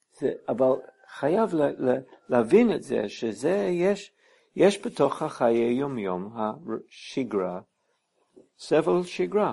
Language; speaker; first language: Hebrew; non-native, fluent; English